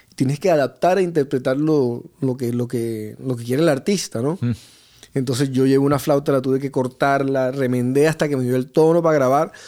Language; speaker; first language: Spanish; native; Spanish